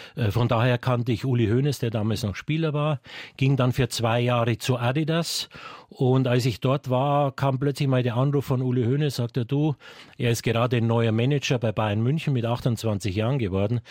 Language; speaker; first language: German; native; German